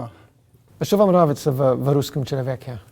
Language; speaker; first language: Russian; non-native, learner; English